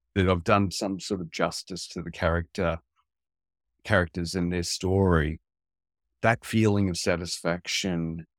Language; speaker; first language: English; native; English